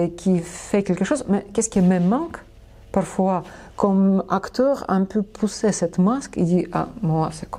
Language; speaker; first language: French; non-native, learner; Russian